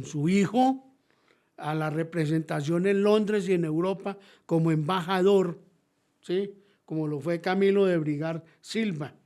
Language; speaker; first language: Spanish; native; Spanish